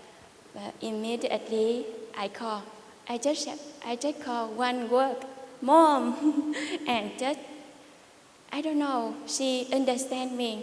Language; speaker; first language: English; non-native, learner; Vietnamese